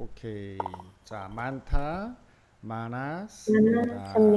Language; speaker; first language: Korean; native; Korean